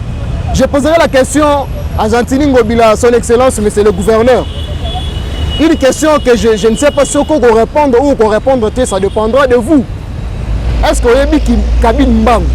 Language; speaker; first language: French; non-native, local second language; Lingala